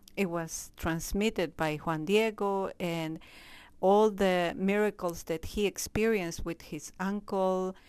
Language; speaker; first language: English; non-native, fluent; Spanish